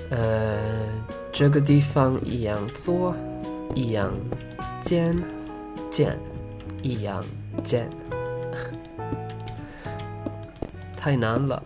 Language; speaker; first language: Chinese; early bilingual, heritage; Chinese